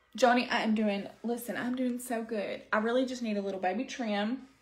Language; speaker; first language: English; native; English